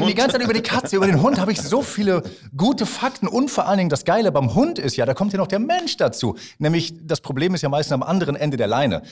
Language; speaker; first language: German; native; German